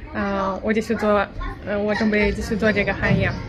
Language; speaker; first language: Chinese; non-native, fluent; Russian